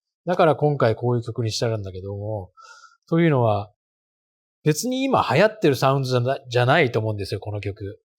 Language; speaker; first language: Japanese; native; Japanese